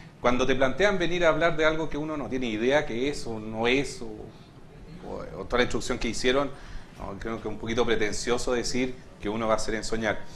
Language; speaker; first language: Spanish; non-native, fluent; Hungarian